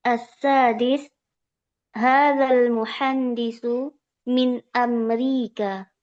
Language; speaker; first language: Arabic; non-native, learner; Indonesian